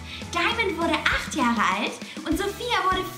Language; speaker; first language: German; native; German